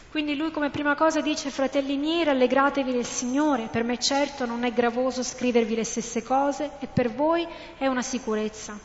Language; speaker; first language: Italian; non-native, fluent; English